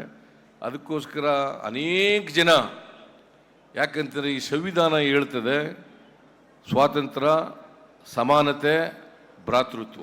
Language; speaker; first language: Kannada; native; Kannada